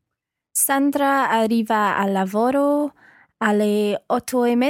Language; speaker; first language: Italian; non-native, learner; English